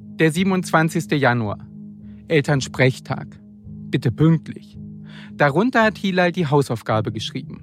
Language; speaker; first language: German; native; German